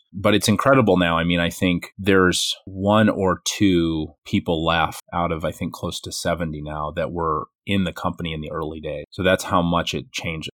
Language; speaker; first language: English; native; English